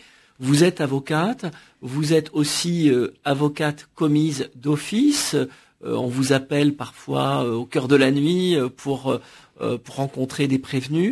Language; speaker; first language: French; native; French